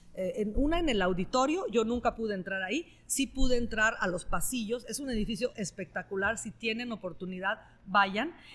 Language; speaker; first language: Spanish; non-native, fluent; Italian